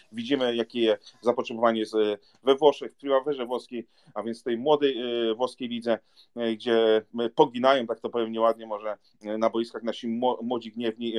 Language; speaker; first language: Polish; native; Polish